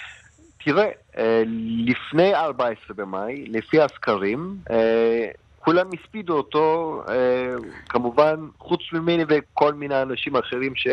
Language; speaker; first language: Hebrew; non-native, fluent; Turkish